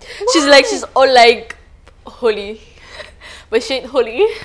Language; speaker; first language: English; early bilingual, other home language; Indonesian